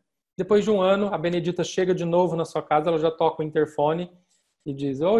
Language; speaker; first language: Portuguese; native; Portuguese